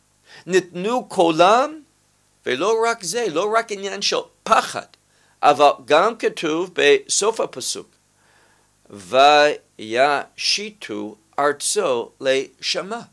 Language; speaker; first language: Hebrew; non-native, fluent; English